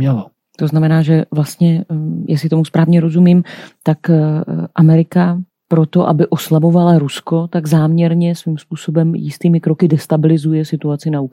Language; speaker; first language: Czech; native; Czech